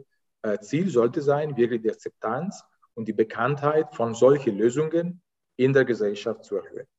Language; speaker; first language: German; non-native, fluent; Italian